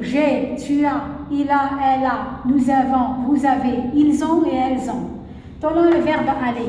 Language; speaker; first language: French; non-native, fluent; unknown